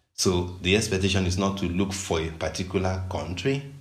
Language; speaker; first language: English; non-native, local second language; Yoruba